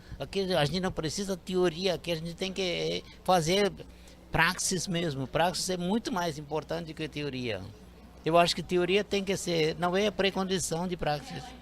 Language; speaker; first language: Portuguese; non-native, fluent; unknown